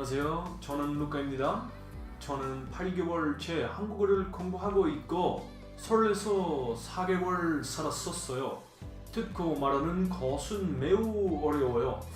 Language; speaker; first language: Korean; non-native, learner; Dutch